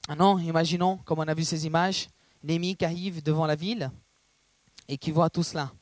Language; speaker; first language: French; non-native, fluent; Portuguese